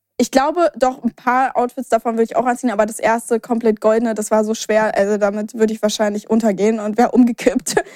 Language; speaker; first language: German; native; German